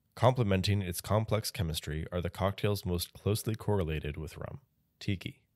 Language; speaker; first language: English; native; English